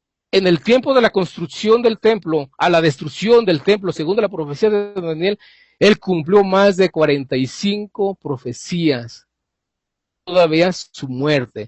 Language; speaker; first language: Spanish; native; Spanish